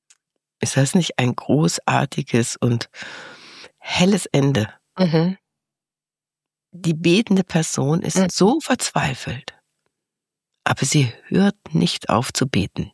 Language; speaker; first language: German; native; German